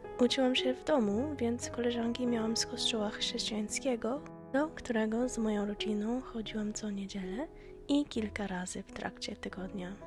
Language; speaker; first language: Polish; non-native, fluent; English